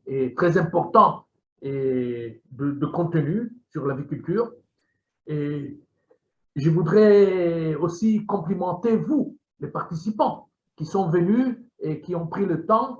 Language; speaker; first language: French; non-native, fluent; Hebrew